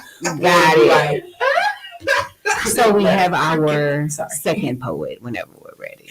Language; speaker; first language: English; native; English